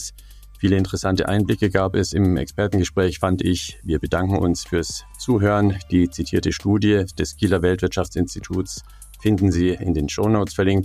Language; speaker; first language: German; native; German